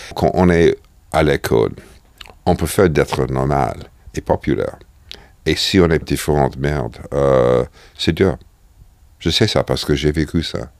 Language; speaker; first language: French; non-native, fluent; English